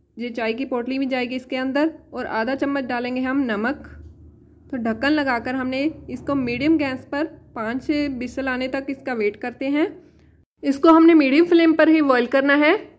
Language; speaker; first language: Hindi; non-native, local second language; Punjabi